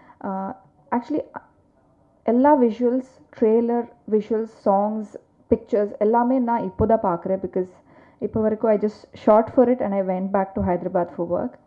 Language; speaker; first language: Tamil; non-native, learner; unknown